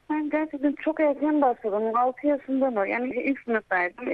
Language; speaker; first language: Turkish; early bilingual, heritage; Turkish